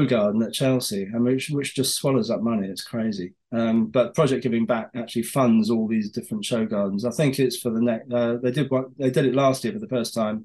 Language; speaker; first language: English; native; English